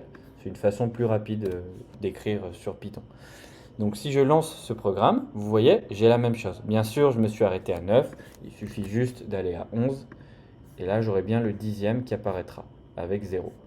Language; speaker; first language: French; native; French